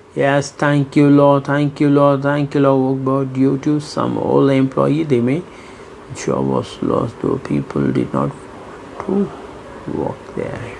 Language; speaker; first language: English; non-native, local second language; Tamil